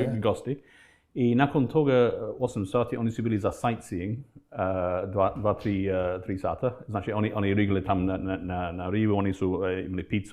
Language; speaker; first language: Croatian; non-native, fluent; English